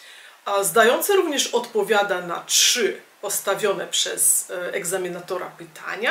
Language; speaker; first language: Polish; native; Polish